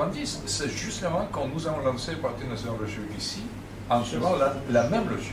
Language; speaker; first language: French; non-native, fluent; Russian